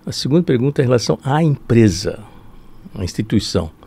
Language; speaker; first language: Portuguese; early bilingual, other home language; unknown